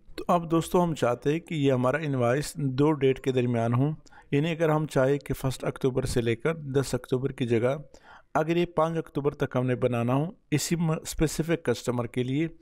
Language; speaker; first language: Urdu; non-native, local second language; Punjabi